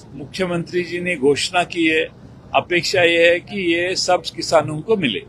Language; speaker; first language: Hindi; non-native, local second language; Marathi